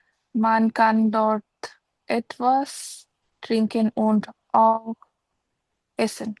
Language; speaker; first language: German; non-native, learner; Bangla